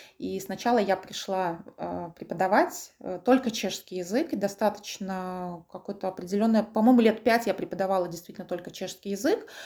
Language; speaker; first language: Russian; native; Russian